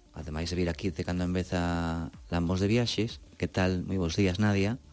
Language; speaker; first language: Galician; native; Galician